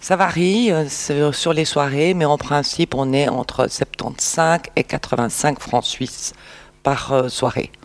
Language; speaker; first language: French; native; French